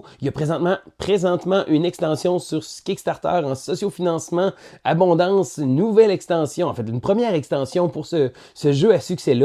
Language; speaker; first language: French; native; French